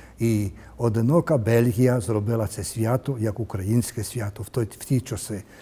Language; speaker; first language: Ukrainian; early bilingual, heritage; Ukrainian